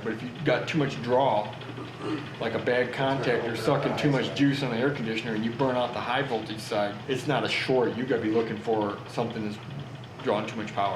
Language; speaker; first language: English; native; English